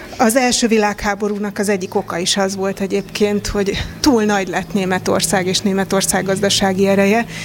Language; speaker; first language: Hungarian; native; Hungarian